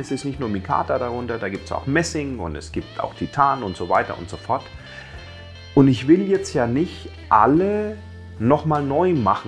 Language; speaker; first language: German; native; German